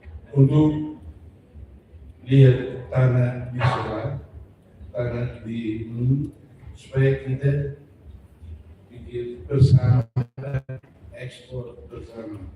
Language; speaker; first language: Indonesian; non-native, fluent; German